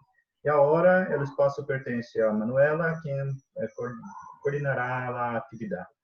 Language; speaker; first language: Spanish; non-native, fluent; Portuguese